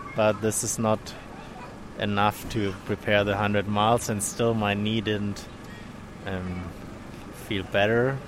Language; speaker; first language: English; non-native, fluent; German